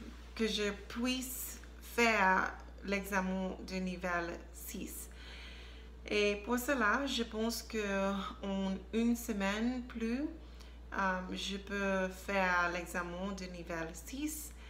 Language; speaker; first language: French; non-native, learner; English